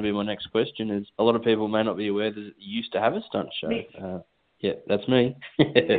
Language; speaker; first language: English; native; English